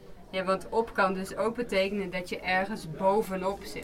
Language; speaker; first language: Dutch; native; Dutch